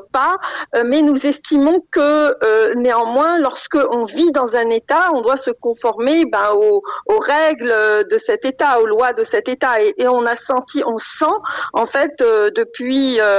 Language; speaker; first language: French; non-native, local second language; Arabic